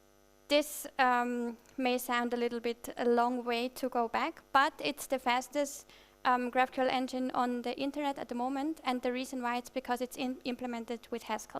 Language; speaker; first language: English; non-native, fluent; German